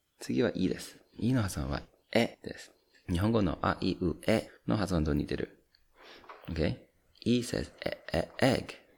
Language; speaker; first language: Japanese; non-native, fluent; English